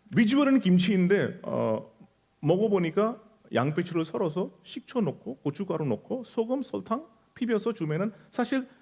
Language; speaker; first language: Korean; non-native, fluent; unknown